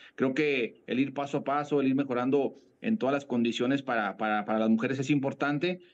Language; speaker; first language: Spanish; native; Spanish